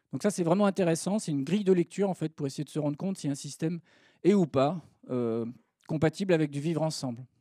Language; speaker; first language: French; native; French